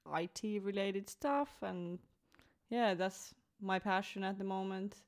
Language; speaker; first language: English; non-native, fluent; Finnish